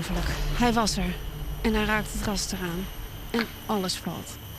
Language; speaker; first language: Dutch; native; Dutch